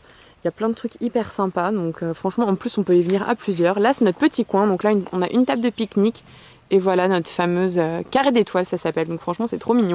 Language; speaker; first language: French; native; French